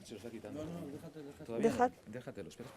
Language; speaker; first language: Spanish; native; Spanish